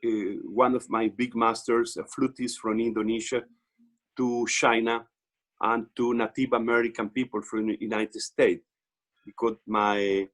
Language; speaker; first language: English; non-native, learner; Portuguese